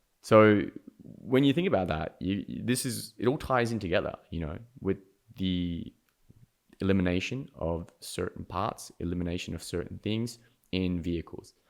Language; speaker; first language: English; native; English